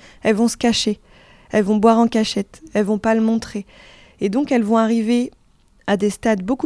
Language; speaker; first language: French; native; French